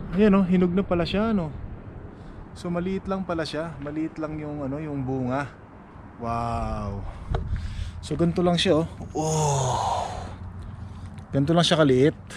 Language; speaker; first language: Filipino; native; Filipino